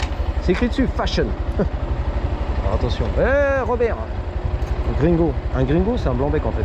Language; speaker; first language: French; native; French